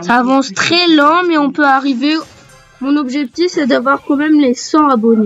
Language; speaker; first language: French; native; French